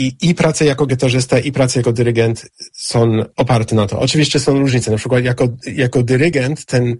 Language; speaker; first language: Polish; non-native, fluent; English